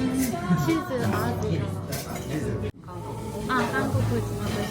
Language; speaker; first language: Japanese; non-native, learner; Korean